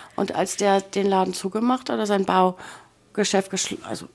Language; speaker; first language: German; native; German